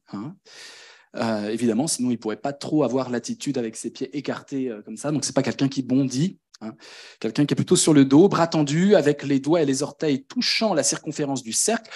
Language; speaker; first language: French; native; French